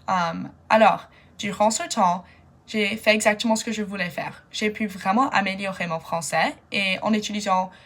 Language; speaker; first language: French; non-native, fluent; English